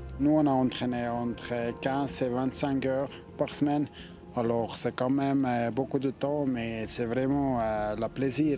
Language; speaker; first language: French; non-native, local second language; German